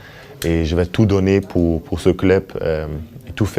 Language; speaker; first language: French; early bilingual, heritage; German